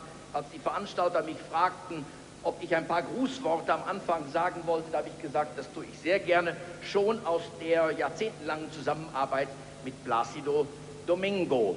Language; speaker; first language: German; native; German